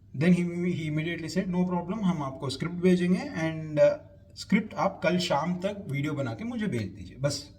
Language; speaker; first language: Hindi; non-native, local second language; Telugu